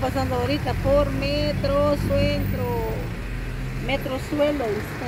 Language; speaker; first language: Spanish; native; Spanish